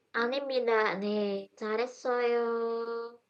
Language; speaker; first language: Korean; non-native, fluent; Indonesian